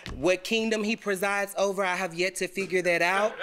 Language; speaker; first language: English; native; English